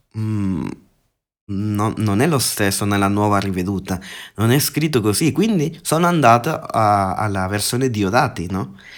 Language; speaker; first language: Italian; non-native, fluent; Spanish